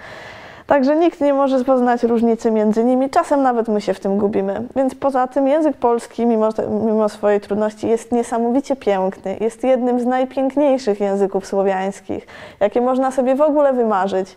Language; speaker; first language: Polish; native; Polish